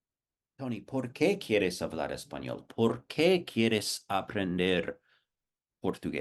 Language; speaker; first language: Spanish; non-native, fluent; English